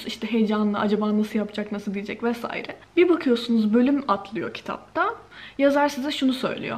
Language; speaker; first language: Turkish; native; Turkish